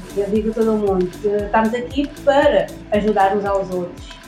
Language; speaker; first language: Portuguese; non-native, local second language; Kabuverdianu